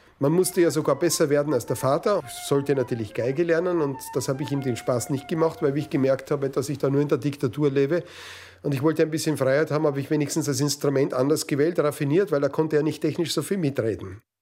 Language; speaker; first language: German; native; German